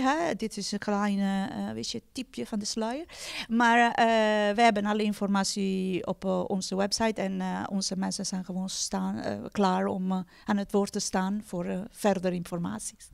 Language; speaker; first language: Dutch; non-native, fluent; Italian